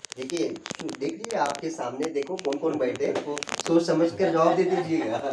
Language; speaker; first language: Hindi; non-native, local second language; Marathi